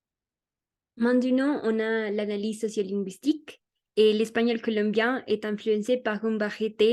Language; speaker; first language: French; non-native, learner; Spanish